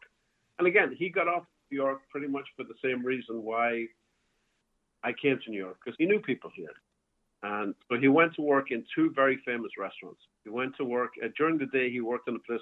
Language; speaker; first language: English; native; English